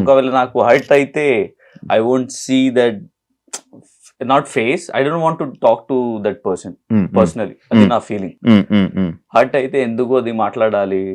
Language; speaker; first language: Telugu; non-native, learner; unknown